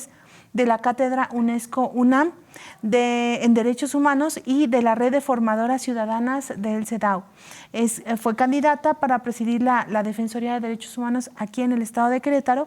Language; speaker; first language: Spanish; native; Spanish